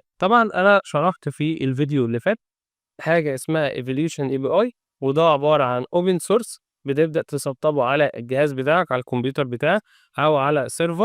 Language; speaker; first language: Arabic; native; Arabic